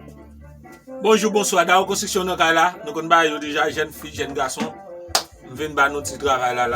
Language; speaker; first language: French; non-native, learner; Haitian Creole